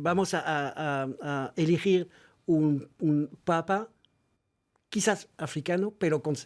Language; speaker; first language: Spanish; non-native, fluent; French